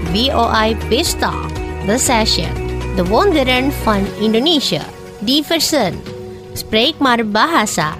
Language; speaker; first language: Dutch; non-native, fluent; Indonesian